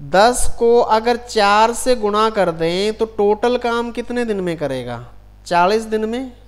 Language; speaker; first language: Hindi; non-native, local second language; Punjabi